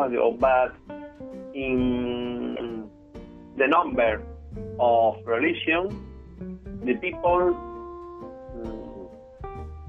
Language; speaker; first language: English; non-native, learner; Spanish